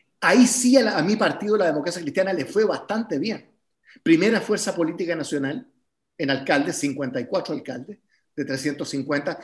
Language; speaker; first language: Spanish; native; Spanish